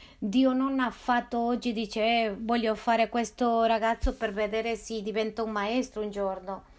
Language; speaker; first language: Italian; non-native, fluent; Spanish